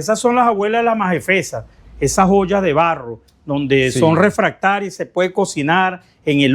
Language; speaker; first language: Spanish; native; Spanish